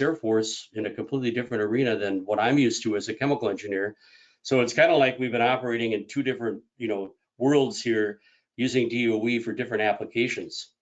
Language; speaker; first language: English; native; English